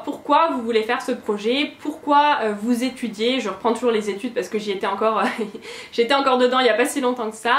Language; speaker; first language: French; native; French